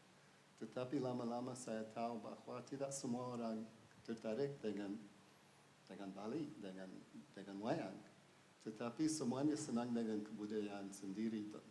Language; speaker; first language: Indonesian; non-native, fluent; English